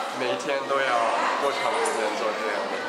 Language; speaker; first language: Chinese; non-native, fluent; English